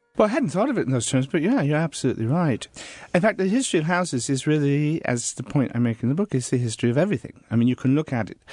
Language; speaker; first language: English; native; English